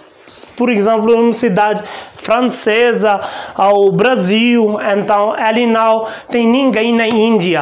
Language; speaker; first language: Portuguese; non-native, learner; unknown